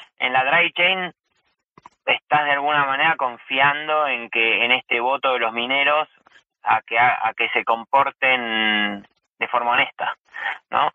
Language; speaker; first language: Spanish; native; Spanish